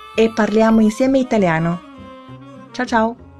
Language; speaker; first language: Italian; non-native, fluent; Chinese